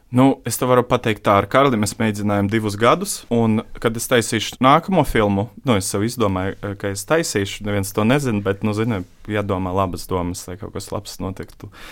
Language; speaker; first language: Latvian; non-native, local second language; Russian